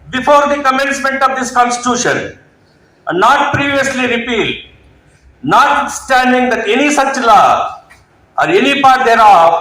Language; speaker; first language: English; non-native, local second language; Kannada